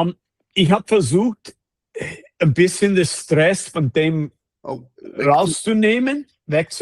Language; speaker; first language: German; non-native, fluent; English